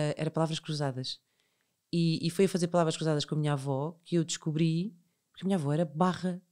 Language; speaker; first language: Portuguese; native; Portuguese